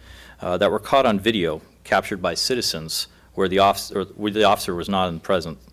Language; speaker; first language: English; native; English